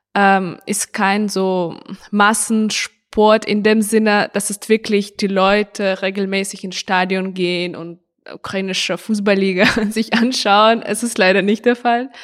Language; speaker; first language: German; non-native, fluent; Ukrainian